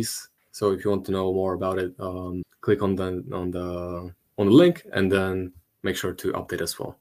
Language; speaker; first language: English; non-native, fluent; Romanian